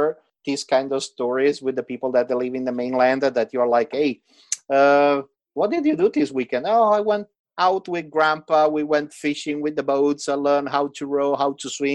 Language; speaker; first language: English; non-native, fluent; Italian